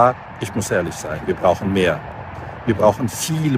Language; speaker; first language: German; non-native, fluent; Ukrainian